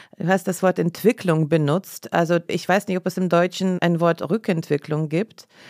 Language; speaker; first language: German; non-native, fluent; Russian